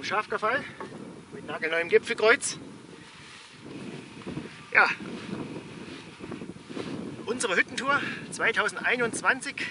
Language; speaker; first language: German; native; German